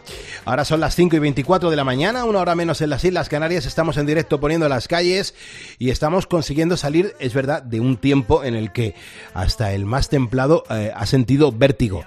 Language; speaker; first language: Spanish; native; Spanish